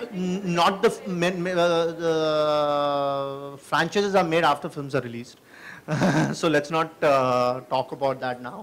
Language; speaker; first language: English; non-native, local second language; Hindi